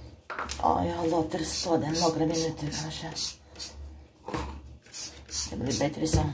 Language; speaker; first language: Swedish; non-native, learner; Russian